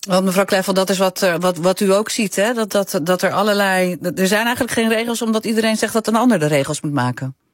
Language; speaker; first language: Dutch; native; Dutch